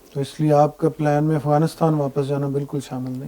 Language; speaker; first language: Urdu; native; Urdu